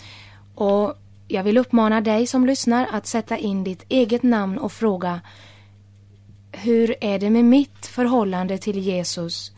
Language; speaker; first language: Swedish; native; Swedish